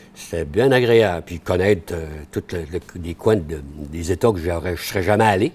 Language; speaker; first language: French; native; French